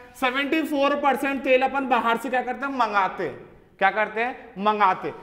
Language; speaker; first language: Hindi; native; Hindi